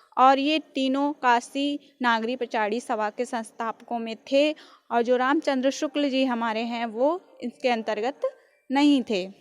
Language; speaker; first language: Hindi; native; Hindi